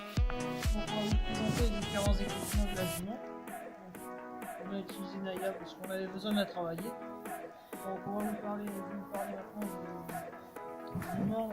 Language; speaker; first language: French; native; French